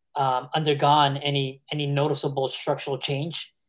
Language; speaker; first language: English; early bilingual, other home language; Spanish